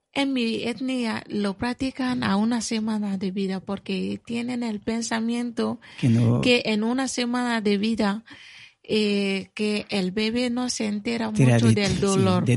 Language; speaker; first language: Spanish; non-native, fluent; Bambara